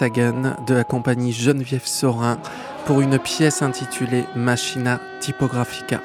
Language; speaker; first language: French; native; French